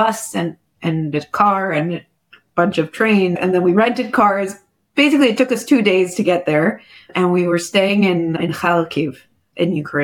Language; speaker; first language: English; native; English